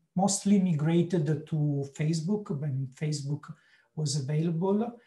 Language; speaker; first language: English; non-native, fluent; Italian